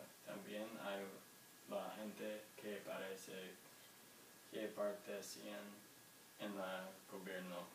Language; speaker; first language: Spanish; non-native, learner; English